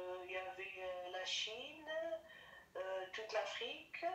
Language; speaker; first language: French; non-native, learner; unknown